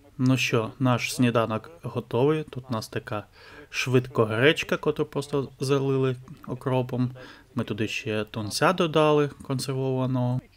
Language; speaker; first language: Ukrainian; non-native, local second language; Russian